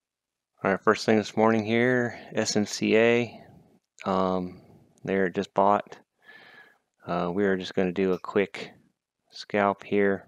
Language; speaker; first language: English; native; English